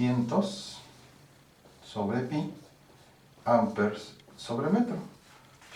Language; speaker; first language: Spanish; native; Spanish